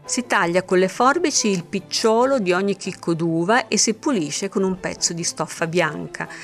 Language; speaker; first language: Italian; native; Italian